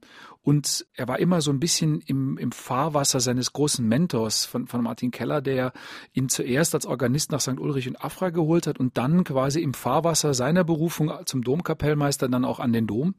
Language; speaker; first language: German; native; German